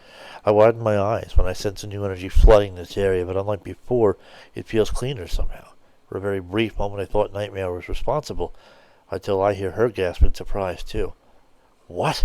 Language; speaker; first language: English; native; English